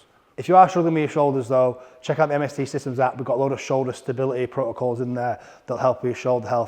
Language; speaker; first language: English; native; English